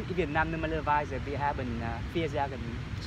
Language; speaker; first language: German; non-native, learner; Vietnamese